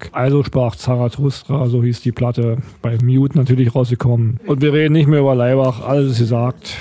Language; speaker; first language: German; native; German